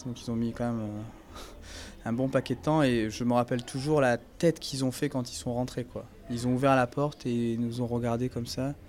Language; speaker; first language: French; native; French